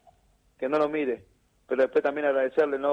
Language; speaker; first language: Spanish; native; Spanish